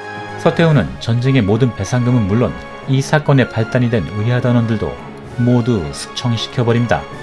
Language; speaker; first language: Korean; native; Korean